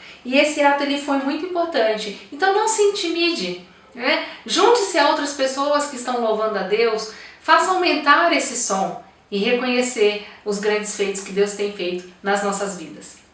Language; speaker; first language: Portuguese; native; Portuguese